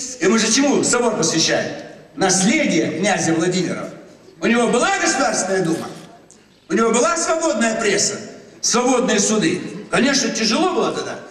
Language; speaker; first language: Russian; native; Russian